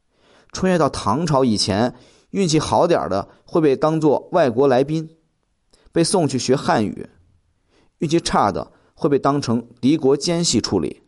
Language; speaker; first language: Chinese; native; Chinese